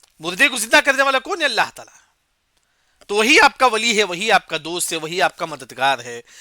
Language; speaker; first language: Urdu; native; Urdu